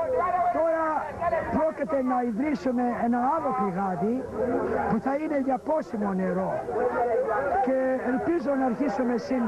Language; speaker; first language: Greek; early bilingual, heritage; Greek